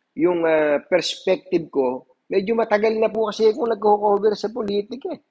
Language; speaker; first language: Filipino; native; Filipino